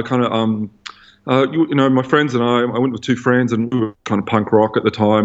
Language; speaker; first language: English; native; English